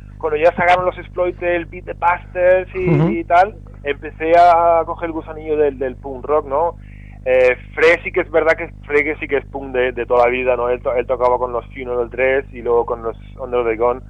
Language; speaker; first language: Spanish; non-native, fluent; Danish